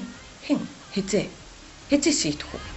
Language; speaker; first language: Mongolian; non-native, learner; Japanese